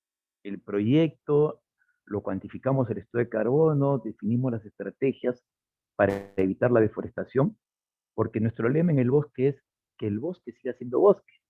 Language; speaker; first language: Spanish; native; Spanish